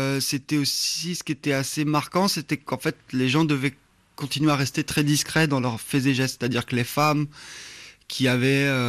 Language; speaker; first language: French; native; French